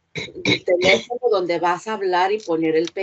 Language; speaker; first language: Spanish; early bilingual, heritage; Spanish